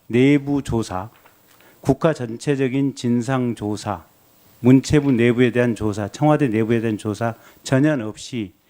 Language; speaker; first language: Korean; native; Korean